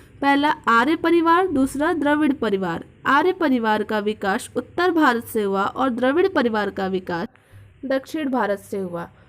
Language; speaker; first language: Hindi; native; Hindi